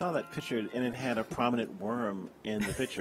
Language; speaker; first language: English; native; English